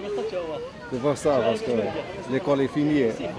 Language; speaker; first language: French; non-native, learner; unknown